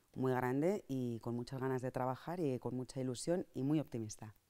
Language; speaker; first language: Spanish; native; Spanish